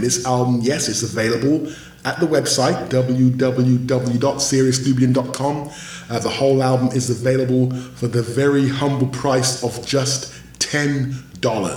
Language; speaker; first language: English; native; English